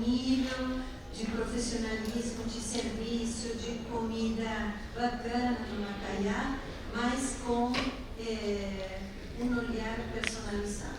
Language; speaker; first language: Portuguese; non-native, fluent; Spanish